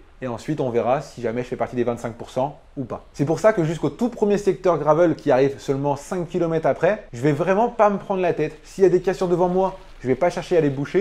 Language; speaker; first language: French; native; French